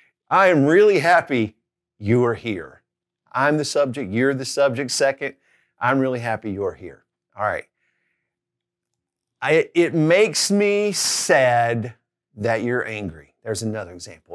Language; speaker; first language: English; native; English